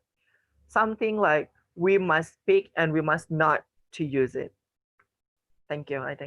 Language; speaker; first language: English; non-native, learner; Indonesian